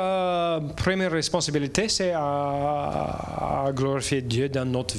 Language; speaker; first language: French; non-native, learner; English